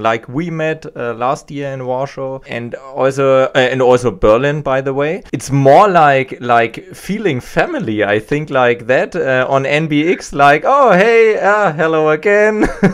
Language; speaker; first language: English; non-native, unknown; German